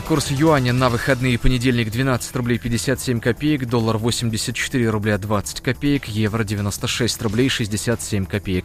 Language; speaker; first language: Russian; native; Russian